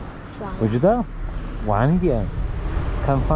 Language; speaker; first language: Chinese; non-native, learner; English